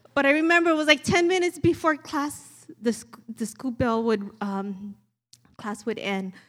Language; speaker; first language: English; native; English